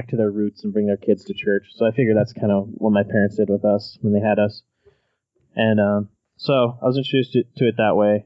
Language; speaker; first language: English; native; English